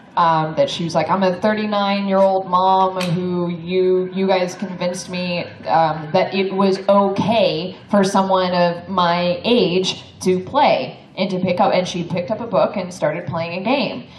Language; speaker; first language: English; native; English